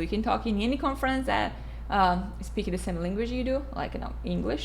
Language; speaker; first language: English; non-native, fluent; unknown